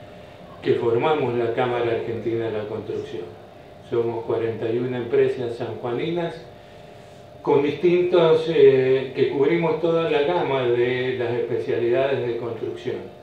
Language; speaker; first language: Spanish; native; Spanish